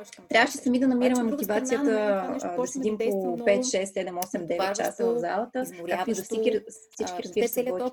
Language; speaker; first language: Bulgarian; native; Bulgarian